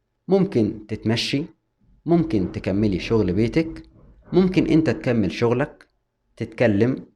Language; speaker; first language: Arabic; native; Arabic